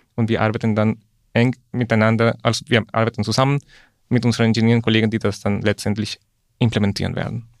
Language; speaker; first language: German; non-native, fluent; Spanish